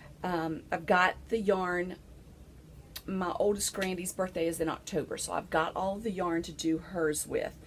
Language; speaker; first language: English; native; English